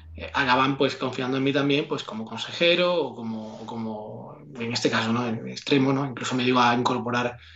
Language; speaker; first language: Spanish; native; Spanish